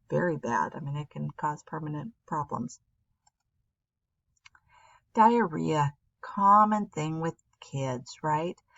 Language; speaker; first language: English; native; English